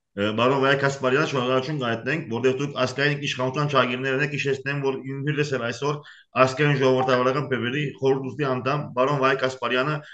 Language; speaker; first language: Armenian; early bilingual, heritage; Armenian